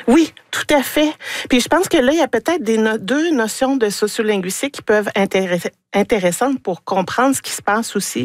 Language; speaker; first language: French; native; French